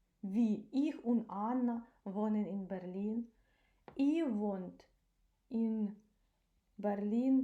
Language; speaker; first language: German; non-native, fluent; Ukrainian